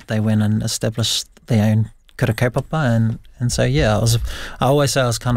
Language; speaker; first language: English; non-native, local second language; Māori